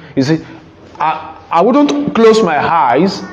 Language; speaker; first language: English; non-native, local second language; Yoruba